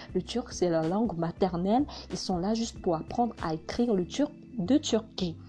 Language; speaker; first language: French; non-native, local second language; Hausa